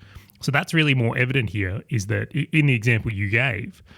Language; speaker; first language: English; native; English